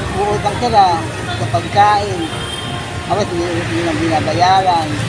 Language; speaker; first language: Filipino; native; Filipino